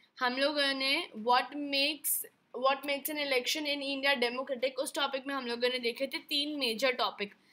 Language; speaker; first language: Hindi; native; Hindi